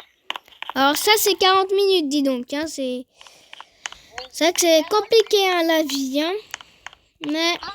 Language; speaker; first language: French; native; French